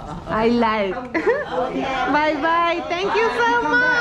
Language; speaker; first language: English; non-native, learner; Spanish